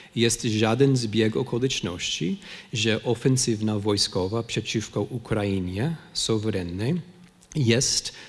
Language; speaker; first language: Polish; non-native, fluent; English